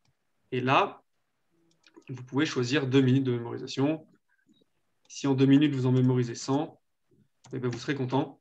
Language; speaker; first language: French; native; French